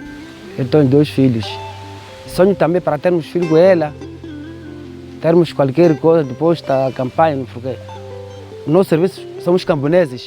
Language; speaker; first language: Portuguese; non-native, local second language; Makhuwa